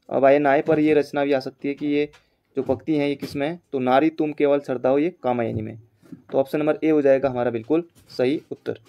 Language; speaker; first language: Hindi; native; Hindi